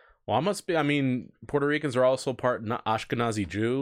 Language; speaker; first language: English; native; English